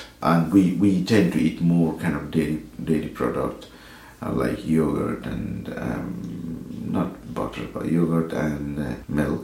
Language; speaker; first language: English; non-native, fluent; Nepali